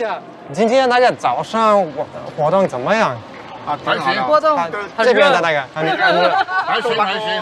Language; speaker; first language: Chinese; non-native, learner; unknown